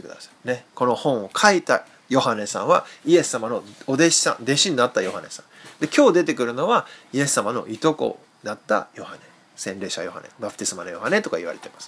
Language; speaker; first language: Japanese; native; Japanese